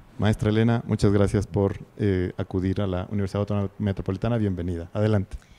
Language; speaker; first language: Spanish; native; Spanish